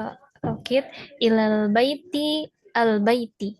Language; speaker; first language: Arabic; non-native, learner; Indonesian